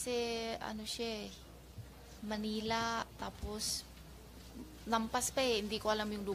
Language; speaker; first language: Filipino; non-native, learner; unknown